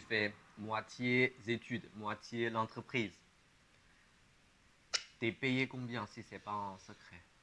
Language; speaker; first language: French; non-native, fluent; Chinese